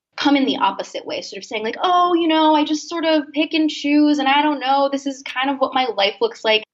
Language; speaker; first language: English; native; English